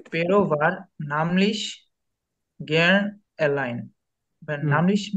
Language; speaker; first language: German; non-native, learner; Bangla